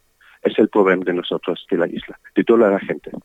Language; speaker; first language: Spanish; non-native, learner; German